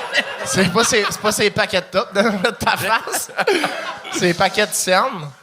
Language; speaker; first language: French; native; French